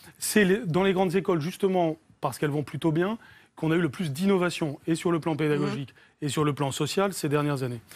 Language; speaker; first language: French; native; French